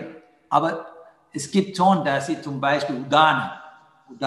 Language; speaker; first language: German; non-native, fluent; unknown